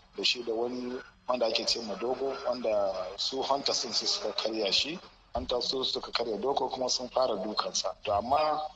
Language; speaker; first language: Hausa; native; Hausa